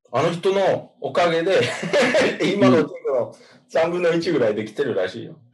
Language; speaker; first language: Japanese; non-native, fluent; English